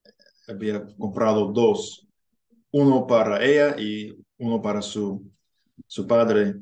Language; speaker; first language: Spanish; non-native, learner; English